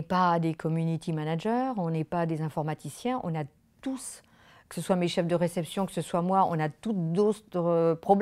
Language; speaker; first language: French; native; French